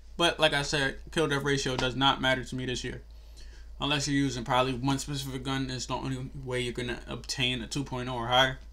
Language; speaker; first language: English; native; English